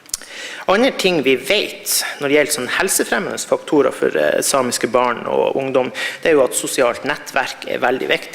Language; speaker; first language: Norwegian; native; Norwegian